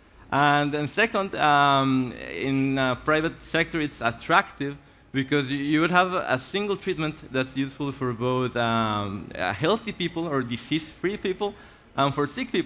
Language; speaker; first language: English; non-native, fluent; Spanish